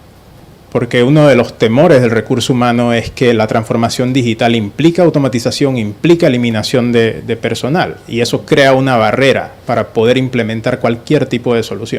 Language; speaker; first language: Spanish; native; Spanish